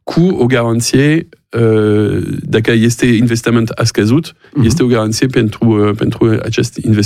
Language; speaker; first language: Romanian; non-native, learner; French